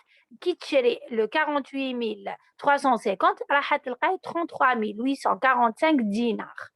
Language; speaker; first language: French; non-native, local second language; Arabic